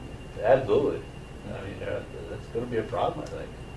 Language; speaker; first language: English; native; English